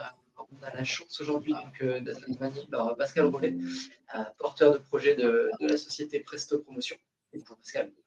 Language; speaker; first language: French; native; French